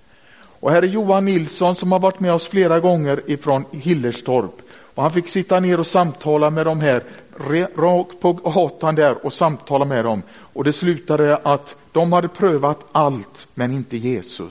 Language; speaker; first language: Swedish; native; Swedish